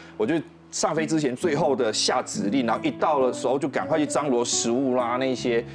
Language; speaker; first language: Chinese; native; Chinese